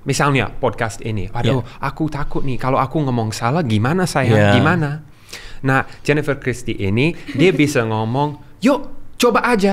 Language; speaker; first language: Indonesian; non-native, learner; English